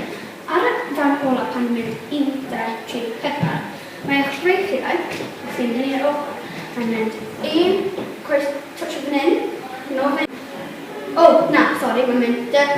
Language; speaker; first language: Welsh; non-native, local second language; English